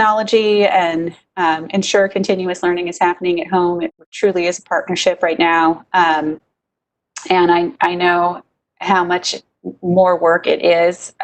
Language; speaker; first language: English; native; English